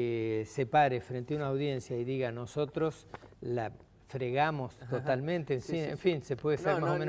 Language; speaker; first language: Spanish; native; Spanish